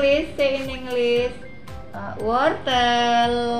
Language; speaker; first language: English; non-native, fluent; Indonesian